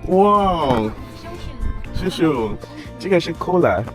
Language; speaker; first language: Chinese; non-native, learner; English